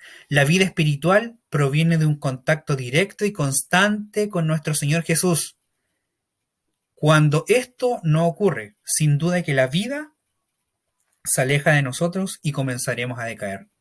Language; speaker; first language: Spanish; native; Spanish